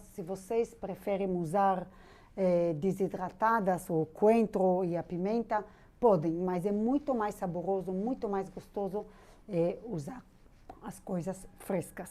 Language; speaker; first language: Portuguese; non-native, fluent; Hebrew